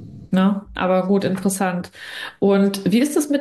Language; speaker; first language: German; native; German